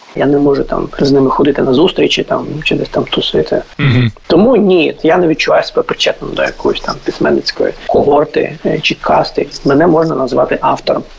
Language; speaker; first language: Ukrainian; non-native, fluent; Russian